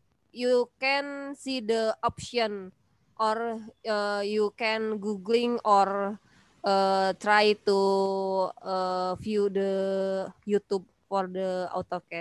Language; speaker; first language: English; non-native, learner; Indonesian